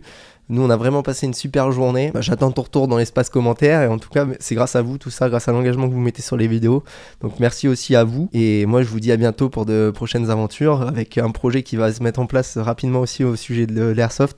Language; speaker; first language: French; native; French